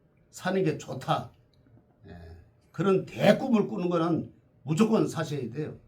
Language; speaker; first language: Korean; native; Korean